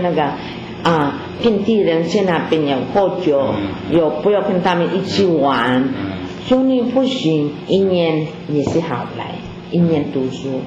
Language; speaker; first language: Chinese; non-native, learner; Filipino